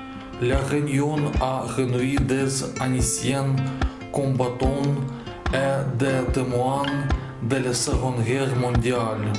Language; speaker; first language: French; non-native, learner; Russian